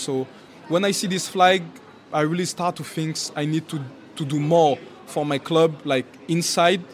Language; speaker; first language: English; non-native, fluent; French